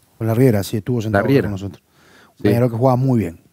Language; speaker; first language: Spanish; native; Spanish